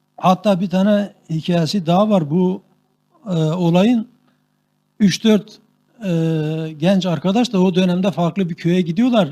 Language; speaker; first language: Turkish; non-native, local second language; Kurdish